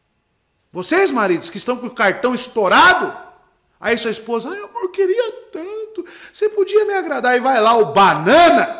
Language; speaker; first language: Portuguese; native; Portuguese